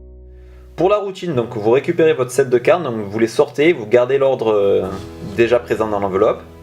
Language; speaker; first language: French; native; French